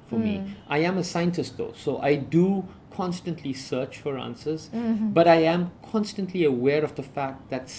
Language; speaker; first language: English; native; English